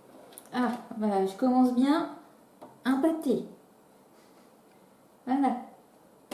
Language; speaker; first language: French; native; French